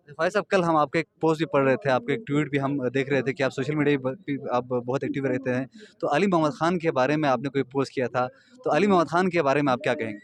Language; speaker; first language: Urdu; non-native, local second language; Balti